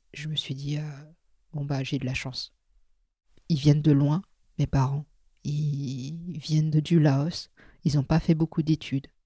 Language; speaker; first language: French; non-native, local second language; Min Nan Chinese